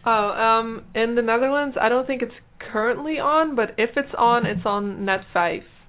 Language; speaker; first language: English; non-native, fluent; Dutch